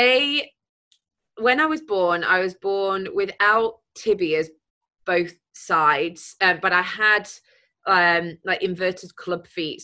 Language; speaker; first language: English; native; English